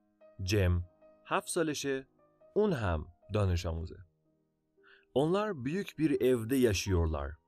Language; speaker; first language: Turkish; non-native, fluent; Persian